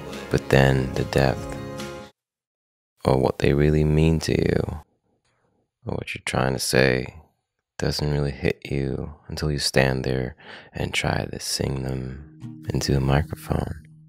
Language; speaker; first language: English; non-native, fluent; Swedish